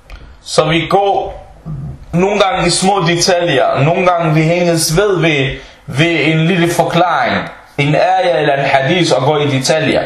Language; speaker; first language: Danish; early bilingual, other home language; Arabic